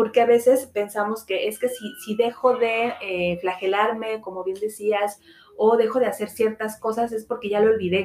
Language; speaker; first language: Spanish; native; Spanish